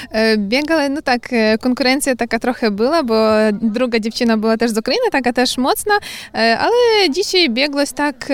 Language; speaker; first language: Polish; non-native, learner; Ukrainian